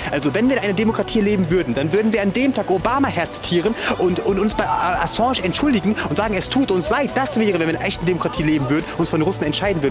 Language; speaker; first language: German; native; German